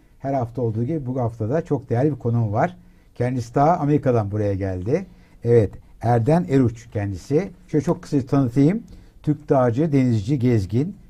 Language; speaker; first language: Turkish; early bilingual, heritage; Turkish